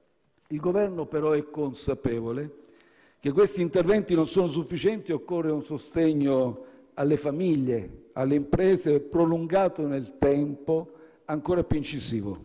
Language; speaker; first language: Italian; native; Italian